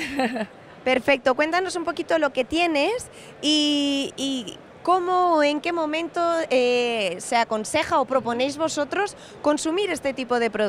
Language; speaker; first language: Spanish; native; Spanish